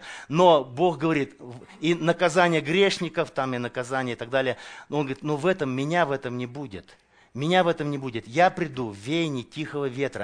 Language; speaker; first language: Russian; native; Russian